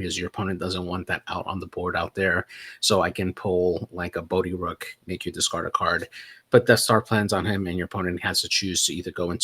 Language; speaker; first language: English; native; English